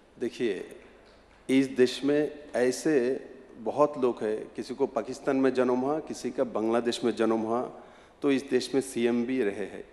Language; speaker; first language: Hindi; non-native, local second language; Bangla